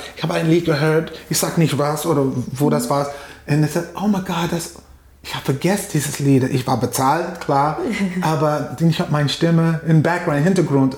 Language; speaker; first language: German; non-native, fluent; English